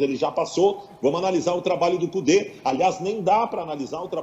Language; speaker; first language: Portuguese; native; Portuguese